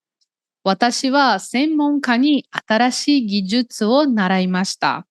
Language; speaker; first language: Japanese; non-native, learner; Portuguese